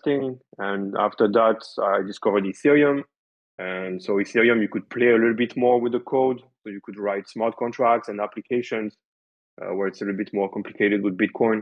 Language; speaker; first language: English; non-native, fluent; French